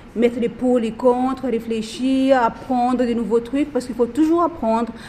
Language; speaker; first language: French; non-native, local second language; Malagasy